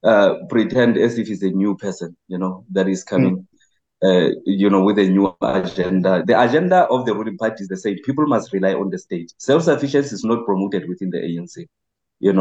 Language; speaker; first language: English; non-native, local second language; Southern Sotho